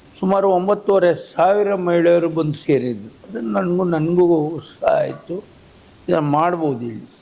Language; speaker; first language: Kannada; native; Kannada